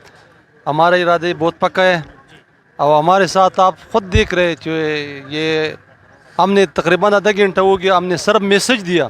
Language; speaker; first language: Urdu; non-native, local second language; Pashto